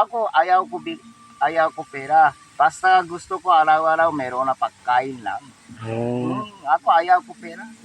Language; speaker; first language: Filipino; non-native, learner; Japanese